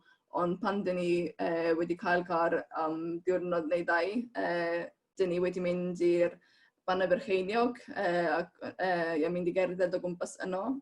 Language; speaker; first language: Welsh; non-native, fluent; Estonian